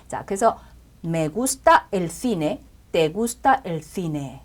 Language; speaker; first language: Spanish; non-native, fluent; Korean